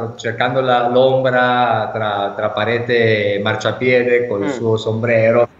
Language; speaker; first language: Italian; native; Italian